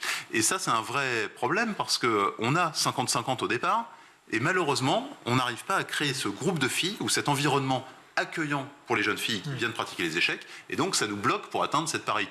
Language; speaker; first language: French; native; French